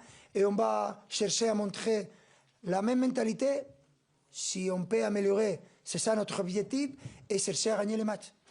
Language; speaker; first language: French; non-native, fluent; Spanish